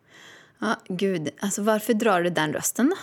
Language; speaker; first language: Swedish; native; Swedish